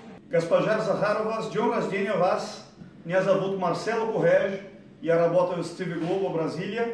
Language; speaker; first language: Russian; non-native, learner; Portuguese